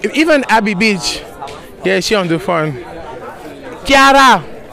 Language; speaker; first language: English; non-native, fluent; French